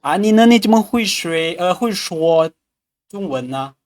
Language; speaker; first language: Chinese; non-native, fluent; Lao